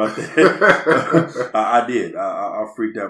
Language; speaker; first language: English; native; English